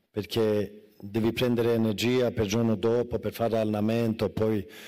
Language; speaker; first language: Italian; non-native, fluent; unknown